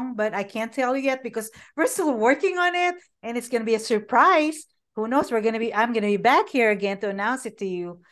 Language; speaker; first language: English; non-native, local second language; Filipino